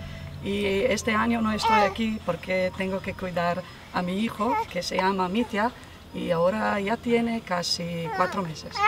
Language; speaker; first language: Spanish; non-native, fluent; Slovenian